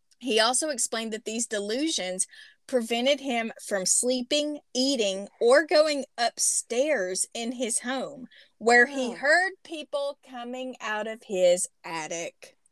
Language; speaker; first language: English; native; English